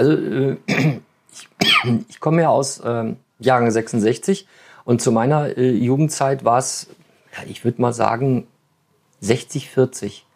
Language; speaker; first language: German; native; German